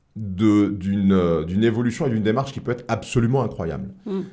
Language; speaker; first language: French; native; French